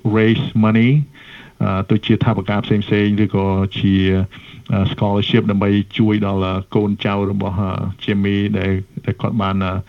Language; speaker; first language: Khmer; early bilingual, other home language; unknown